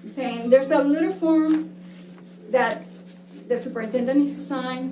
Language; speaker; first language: English; non-native, fluent; Spanish